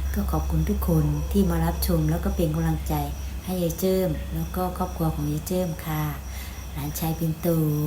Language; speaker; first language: Thai; native; Thai